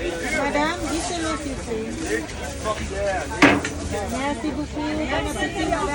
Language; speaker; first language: French; non-native, learner; Thai